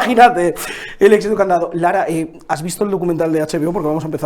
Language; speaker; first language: Spanish; native; Spanish